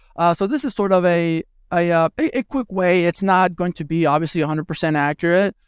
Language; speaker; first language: English; early bilingual, other home language; Spanish